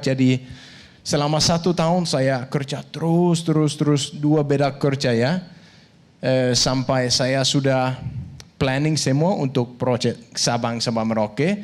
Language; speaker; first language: Indonesian; non-native, learner; Danish